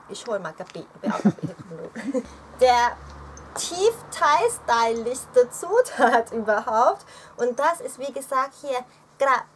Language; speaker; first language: German; early bilingual, other home language; Thai